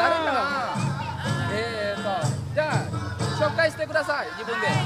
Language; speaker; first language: Japanese; non-native, learner; Indonesian